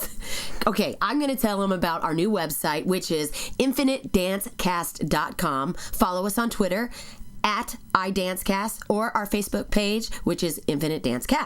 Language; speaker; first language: English; native; English